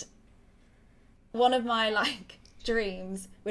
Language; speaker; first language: English; native; English